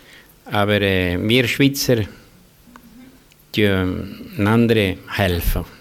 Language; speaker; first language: German; early bilingual, heritage; German